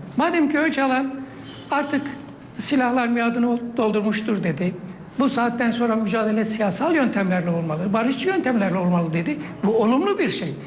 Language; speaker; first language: Turkish; non-native, local second language; Kurdish